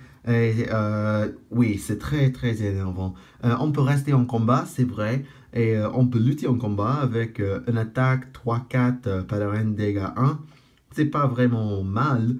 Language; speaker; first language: French; non-native, fluent; English